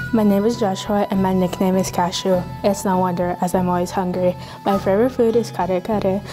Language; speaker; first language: English; native; English